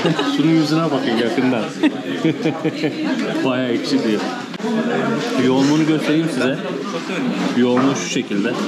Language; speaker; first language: Turkish; native; Turkish